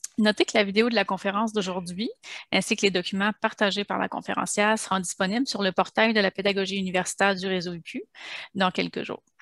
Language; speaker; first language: French; native; French